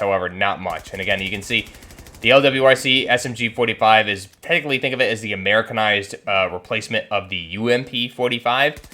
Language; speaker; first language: English; native; English